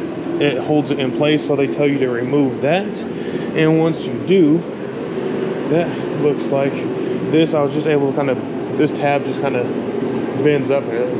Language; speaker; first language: English; native; English